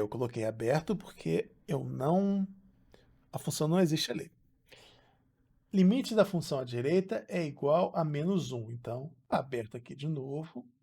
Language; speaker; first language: Portuguese; native; Portuguese